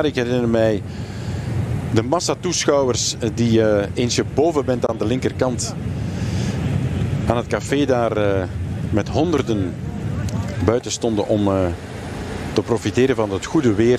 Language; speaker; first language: Dutch; native; Dutch